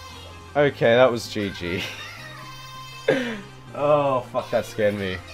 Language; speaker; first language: English; native; English